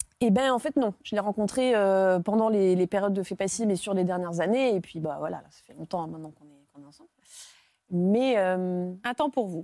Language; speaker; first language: French; native; French